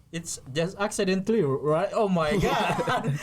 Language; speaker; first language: English; non-native, fluent; Indonesian